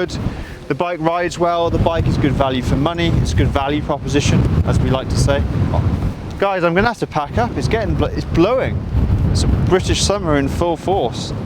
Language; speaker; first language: English; native; English